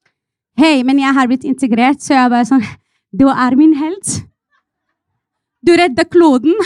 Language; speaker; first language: Norwegian; non-native, fluent; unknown